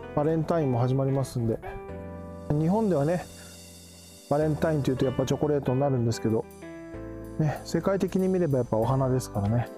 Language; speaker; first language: Japanese; native; Japanese